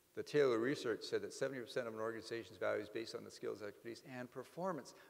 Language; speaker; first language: English; native; English